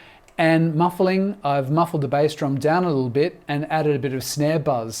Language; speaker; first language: English; native; English